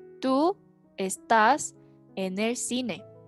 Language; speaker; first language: Spanish; non-native, fluent; Korean